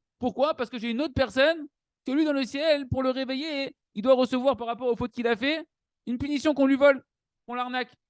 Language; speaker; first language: French; native; French